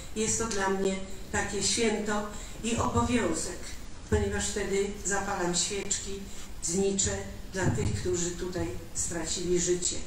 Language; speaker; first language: Polish; early bilingual, other home language; Russian